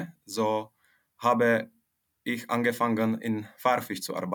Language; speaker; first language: German; non-native, fluent; Czech